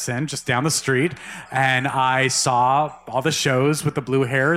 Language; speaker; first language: English; native; English